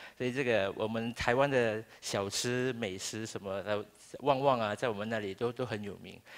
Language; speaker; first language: Chinese; native; Chinese